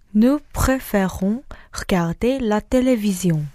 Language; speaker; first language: French; non-native, learner; Korean